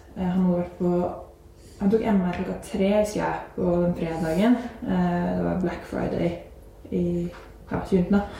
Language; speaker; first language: Norwegian; native; Norwegian